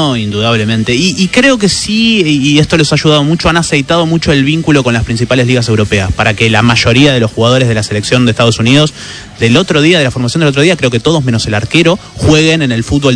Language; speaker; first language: Spanish; native; Spanish